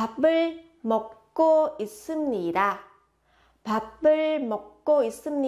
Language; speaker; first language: Korean; non-native, fluent; Vietnamese